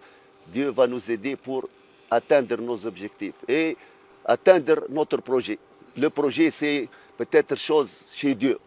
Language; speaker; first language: French; non-native, fluent; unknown